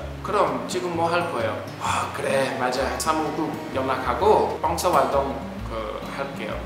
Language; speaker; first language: Korean; non-native, learner; English